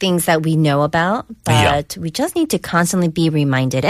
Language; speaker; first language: English; native; English